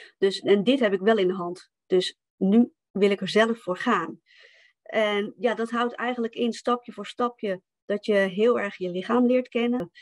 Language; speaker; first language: Dutch; native; Dutch